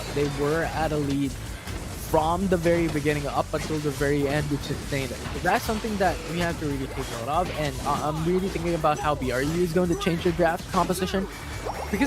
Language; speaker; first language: English; non-native, local second language; Filipino